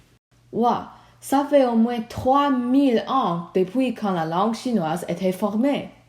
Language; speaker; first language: French; non-native, learner; Chinese